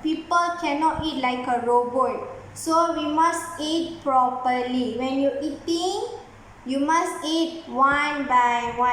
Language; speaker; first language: English; non-native, learner; Malay